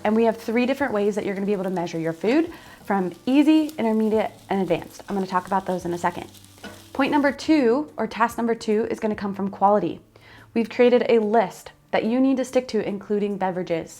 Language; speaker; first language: English; native; English